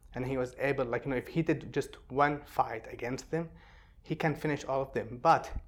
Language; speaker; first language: English; non-native, fluent; Arabic